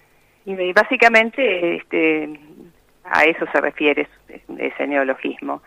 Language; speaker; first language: Spanish; native; Spanish